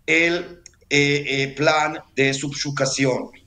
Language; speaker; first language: Spanish; non-native, fluent; Hebrew